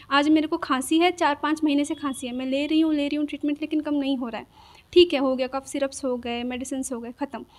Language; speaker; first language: Hindi; non-native, local second language; Urdu